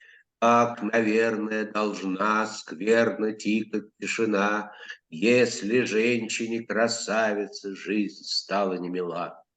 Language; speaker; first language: Russian; native; Russian